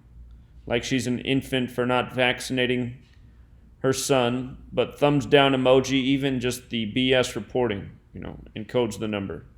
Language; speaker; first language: English; native; English